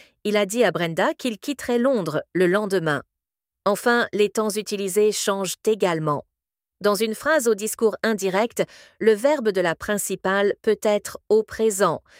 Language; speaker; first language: French; native; French